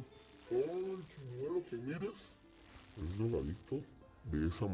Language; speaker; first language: Spanish; native; Spanish